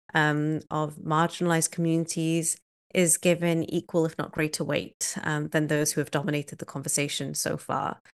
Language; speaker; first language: English; native; English